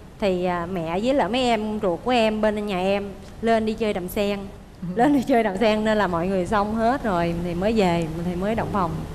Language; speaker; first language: Vietnamese; native; Vietnamese